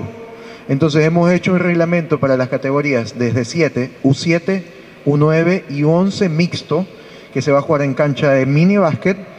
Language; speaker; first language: Spanish; native; Spanish